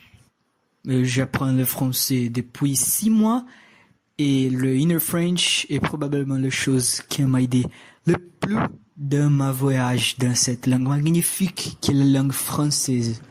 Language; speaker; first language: French; non-native, learner; Portuguese